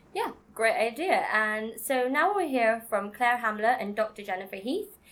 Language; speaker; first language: English; native; English